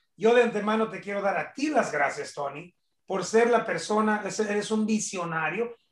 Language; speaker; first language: Spanish; early bilingual, heritage; Spanish